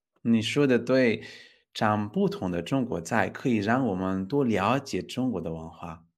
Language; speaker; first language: Chinese; non-native, fluent; Spanish